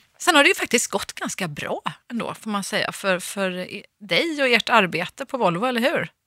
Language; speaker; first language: Swedish; native; Swedish